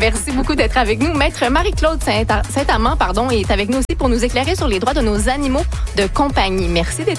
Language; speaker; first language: French; native; French